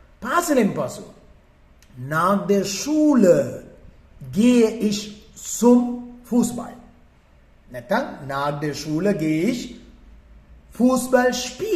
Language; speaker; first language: German; non-native, fluent; Sinhala